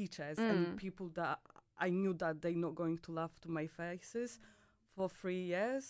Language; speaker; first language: English; non-native, fluent; Polish